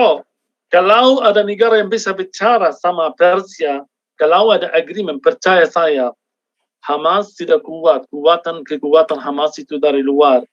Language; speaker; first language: Indonesian; non-native, fluent; Arabic